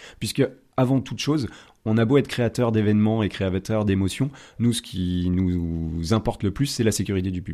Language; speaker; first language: French; native; French